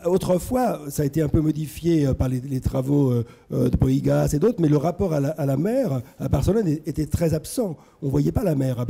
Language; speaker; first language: French; native; French